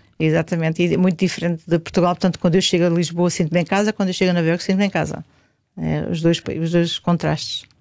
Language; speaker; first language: Portuguese; native; Portuguese